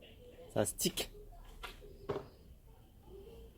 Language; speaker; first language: French; native; French